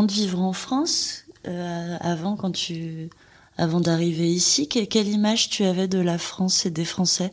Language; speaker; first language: French; native; French